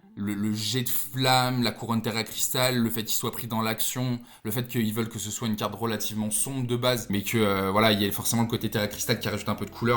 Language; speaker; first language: French; native; French